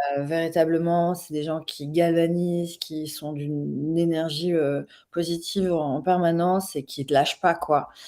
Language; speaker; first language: French; non-native, learner; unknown